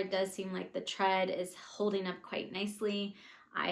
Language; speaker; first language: English; native; English